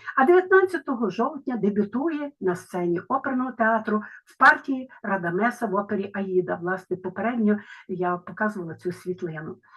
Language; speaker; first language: Ukrainian; native; Ukrainian